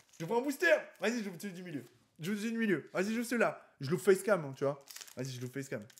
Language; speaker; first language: French; native; French